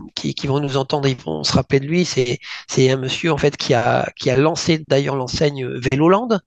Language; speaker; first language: French; native; French